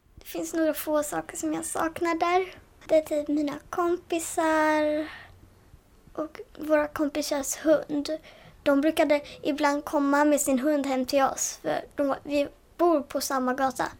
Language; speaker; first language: Swedish; early bilingual, heritage; Swedish